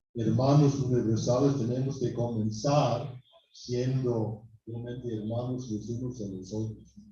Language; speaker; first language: Spanish; non-native, fluent; English